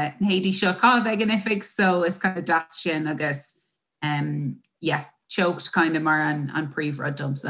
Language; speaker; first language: Irish; non-native, local second language; English